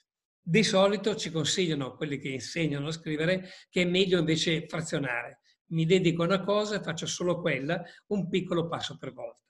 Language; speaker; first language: Italian; native; Italian